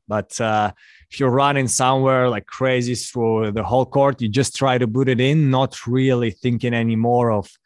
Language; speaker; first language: English; non-native, fluent; Russian